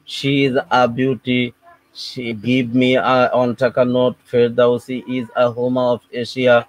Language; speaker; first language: English; non-native, local second language; Bangla